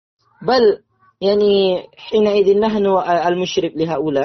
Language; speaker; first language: Arabic; non-native, learner; Indonesian